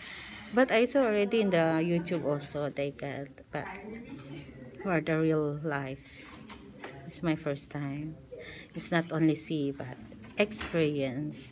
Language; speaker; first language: English; non-native, local second language; Filipino